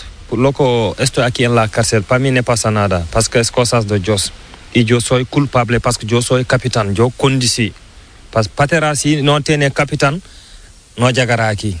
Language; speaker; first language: Spanish; non-native, learner; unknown